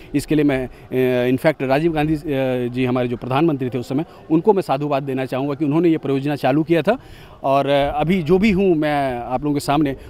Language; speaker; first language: Hindi; native; Hindi